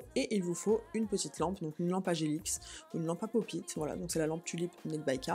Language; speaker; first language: French; native; French